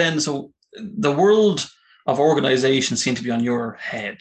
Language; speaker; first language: English; native; English